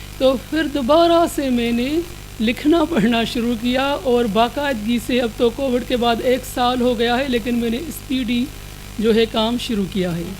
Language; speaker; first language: Urdu; non-native, local second language; Sindhi